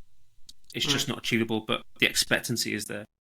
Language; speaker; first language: English; native; English